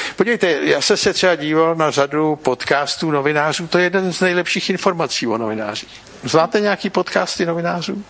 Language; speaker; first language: Czech; native; Czech